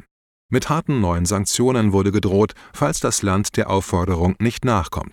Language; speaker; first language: German; native; German